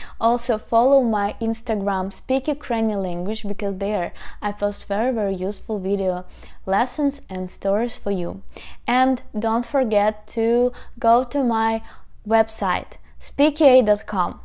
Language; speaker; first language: English; non-native, fluent; Ukrainian